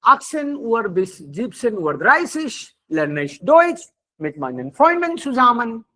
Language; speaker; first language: German; non-native, learner; Hindi